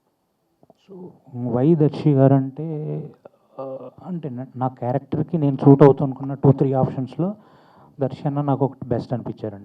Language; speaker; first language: Telugu; native; Telugu